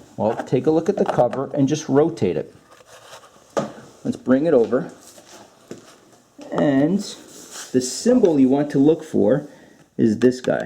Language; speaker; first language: English; native; English